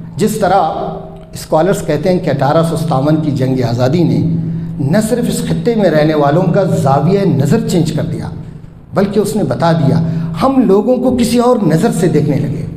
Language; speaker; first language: Urdu; non-native, local second language; Baluchi